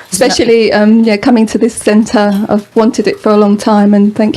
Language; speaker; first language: English; native; English